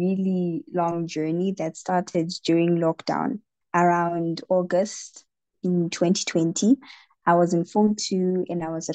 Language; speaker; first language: English; non-native, local second language; Shona